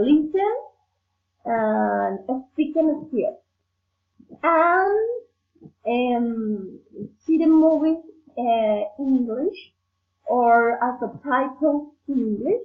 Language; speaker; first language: English; non-native, learner; Spanish